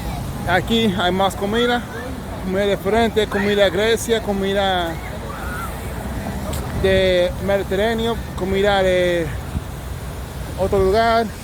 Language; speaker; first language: Spanish; non-native, learner; English